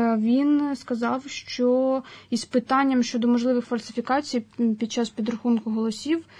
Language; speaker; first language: Ukrainian; native; Ukrainian